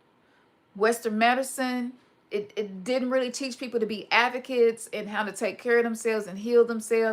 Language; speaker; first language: English; native; English